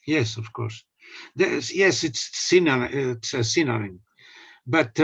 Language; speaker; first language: English; non-native, learner; Portuguese